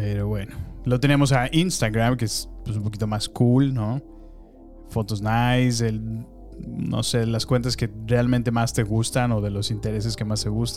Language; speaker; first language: Spanish; native; Spanish